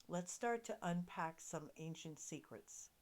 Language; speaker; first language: English; native; English